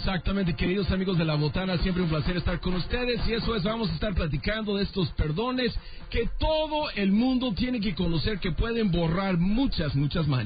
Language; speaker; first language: Spanish; native; Spanish